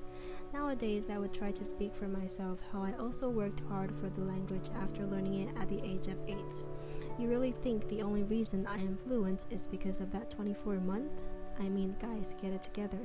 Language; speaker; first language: English; non-native, fluent; Chinese